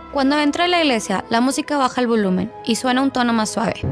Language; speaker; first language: Spanish; native; Spanish